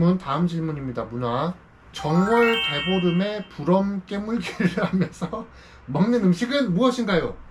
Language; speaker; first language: Korean; native; Korean